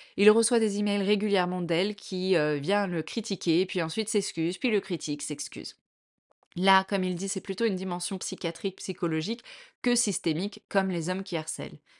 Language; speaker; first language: French; native; French